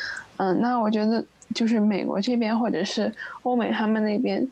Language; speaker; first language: Chinese; early bilingual, heritage; Chinese